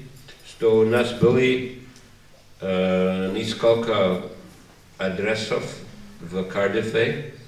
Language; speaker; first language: Russian; non-native, learner; English